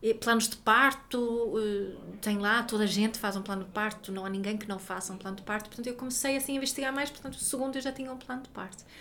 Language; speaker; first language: Portuguese; non-native, fluent; Swedish